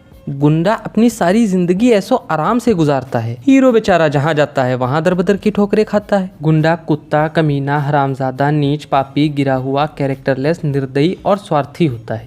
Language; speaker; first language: Hindi; native; Hindi